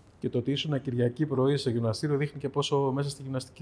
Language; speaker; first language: Greek; native; Greek